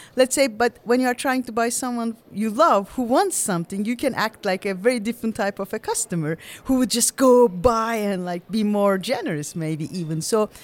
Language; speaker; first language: English; non-native, fluent; Turkish